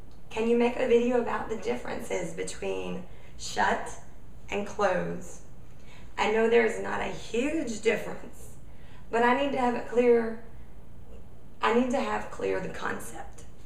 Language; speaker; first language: English; native; English